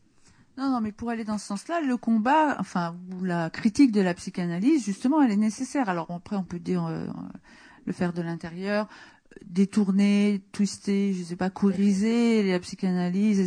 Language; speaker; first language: French; native; French